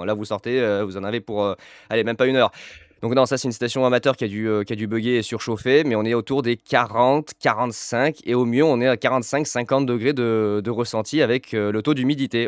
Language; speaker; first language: French; native; French